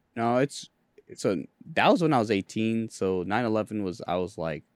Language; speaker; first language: English; early bilingual, other home language; Bangla